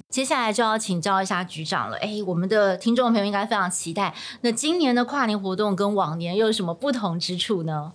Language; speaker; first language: Chinese; native; Chinese